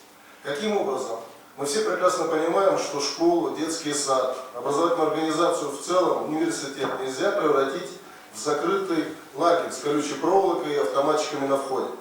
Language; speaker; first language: Russian; native; Russian